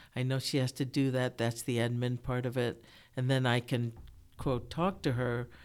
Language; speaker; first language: English; early bilingual, other home language; Japanese